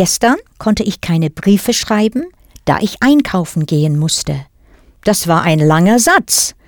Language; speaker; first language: German; non-native, fluent; English